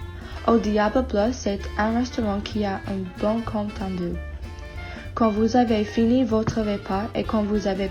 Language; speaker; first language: French; non-native, learner; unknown